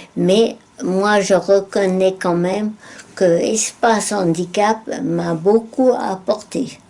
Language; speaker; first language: French; native; French